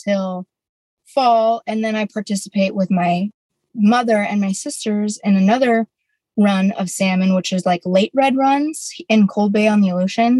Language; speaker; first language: English; native; English